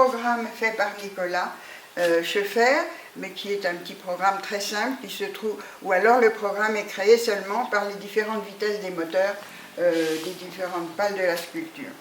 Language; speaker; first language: French; native; French